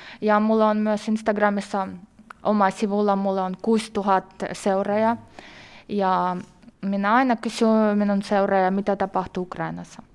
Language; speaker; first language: Finnish; non-native, learner; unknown